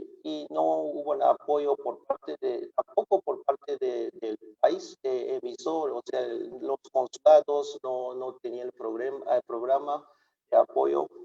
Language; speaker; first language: Spanish; non-native, fluent; Japanese